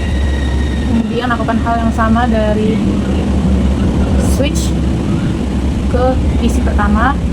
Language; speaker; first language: Indonesian; native; Indonesian